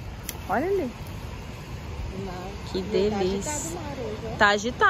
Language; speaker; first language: Portuguese; native; Portuguese